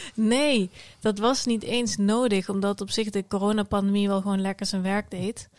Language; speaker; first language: Dutch; native; Dutch